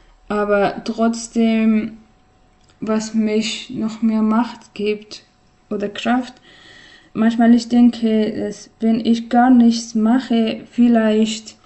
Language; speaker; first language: German; non-native, learner; Persian